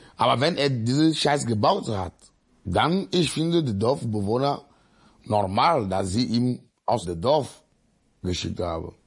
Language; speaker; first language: German; non-native, learner; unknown